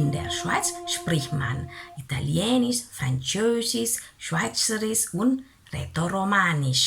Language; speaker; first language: German; non-native, fluent; Indonesian